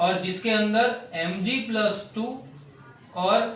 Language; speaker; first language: Hindi; native; Hindi